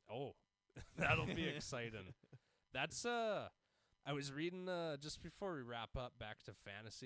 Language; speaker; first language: English; native; English